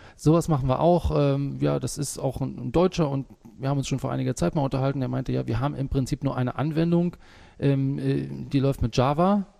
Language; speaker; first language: German; native; German